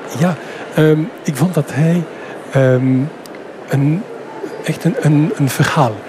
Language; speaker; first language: Dutch; non-native, fluent; French